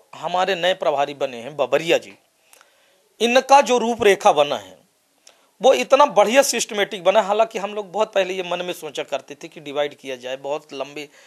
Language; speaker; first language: Hindi; native; Hindi